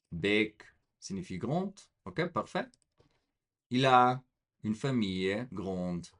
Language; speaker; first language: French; non-native, fluent; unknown